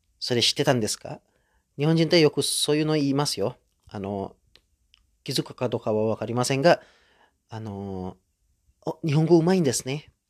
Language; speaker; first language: Japanese; non-native, fluent; Indonesian